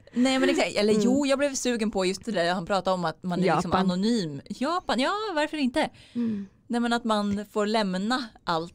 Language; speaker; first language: Swedish; native; Swedish